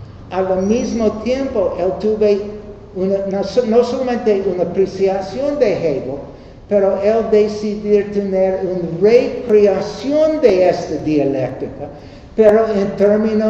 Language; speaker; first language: Spanish; non-native, learner; English